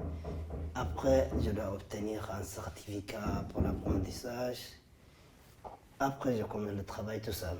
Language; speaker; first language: French; non-native, fluent; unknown